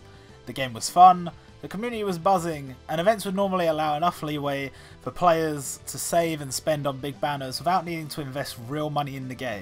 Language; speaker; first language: English; native; English